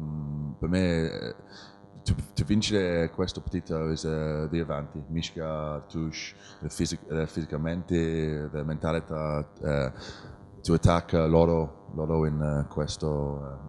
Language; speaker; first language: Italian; non-native, learner; English